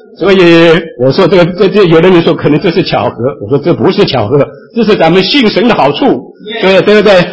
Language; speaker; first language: Chinese; native; Chinese